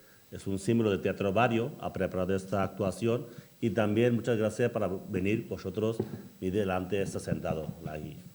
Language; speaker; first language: Spanish; non-native, learner; Bangla